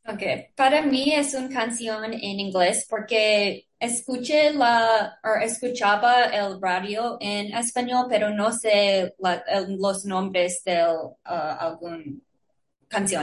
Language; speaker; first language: Spanish; non-native, learner; English